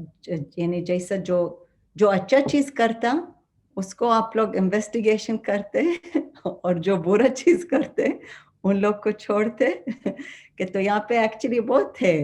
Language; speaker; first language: Hindi; non-native, fluent; Arabic